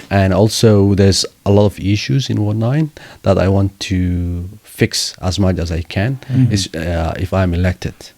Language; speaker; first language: English; non-native, fluent; Somali